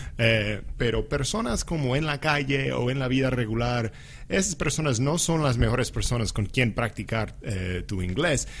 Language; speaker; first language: Spanish; non-native, fluent; English